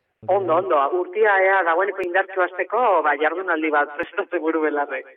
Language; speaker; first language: Basque; native; Basque